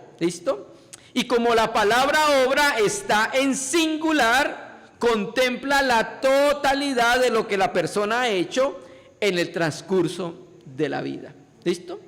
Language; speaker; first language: Spanish; native; Spanish